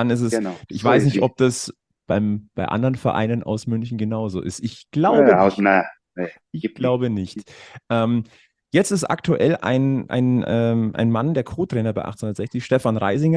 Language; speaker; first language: German; native; German